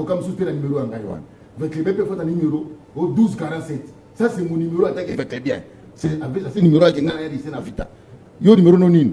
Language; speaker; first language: French; non-native, local second language; Lingala